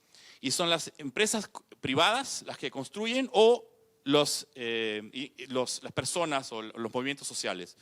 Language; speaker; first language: Spanish; native; Spanish